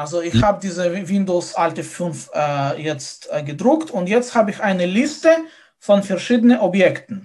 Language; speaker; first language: German; non-native, fluent; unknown